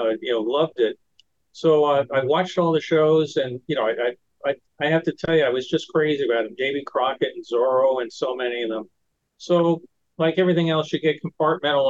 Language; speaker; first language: English; native; English